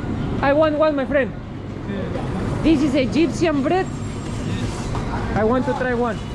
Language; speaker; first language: English; non-native, learner; Spanish